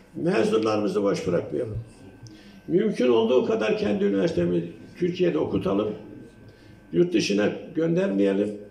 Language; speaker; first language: Turkish; native; Turkish